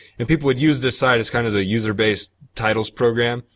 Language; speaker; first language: English; native; English